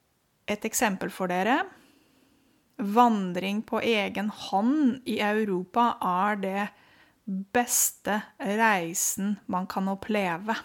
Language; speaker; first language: Norwegian; non-native, fluent; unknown